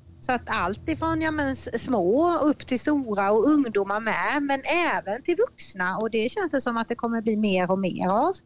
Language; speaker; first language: Swedish; native; Swedish